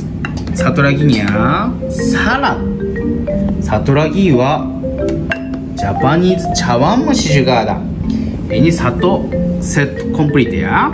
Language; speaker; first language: Indonesian; non-native, learner; Japanese